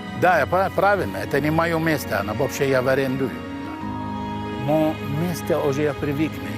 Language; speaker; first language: Russian; non-native, learner; Arabic